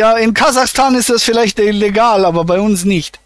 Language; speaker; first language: German; native; German